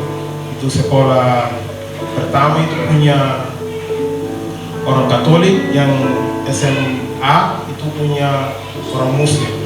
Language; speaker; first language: Indonesian; non-native, learner; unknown